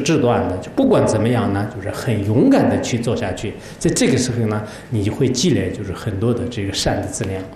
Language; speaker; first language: Chinese; non-native, local second language; Tibetan